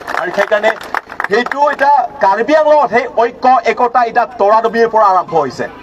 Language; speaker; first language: Assamese; non-native, local second language; Karbi